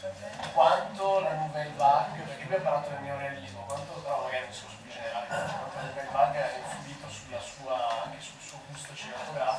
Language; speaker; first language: Italian; native; Italian